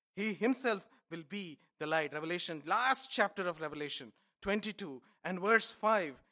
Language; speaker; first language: English; non-native, local second language; Telugu